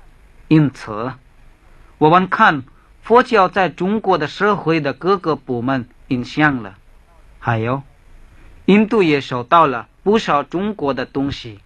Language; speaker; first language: Chinese; non-native, fluent; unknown